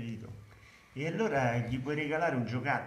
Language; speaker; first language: Italian; native; Italian